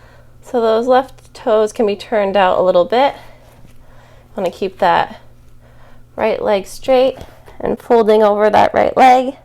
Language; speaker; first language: English; native; English